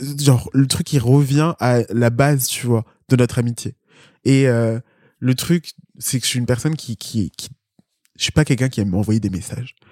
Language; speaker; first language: French; early bilingual, other home language; Spanish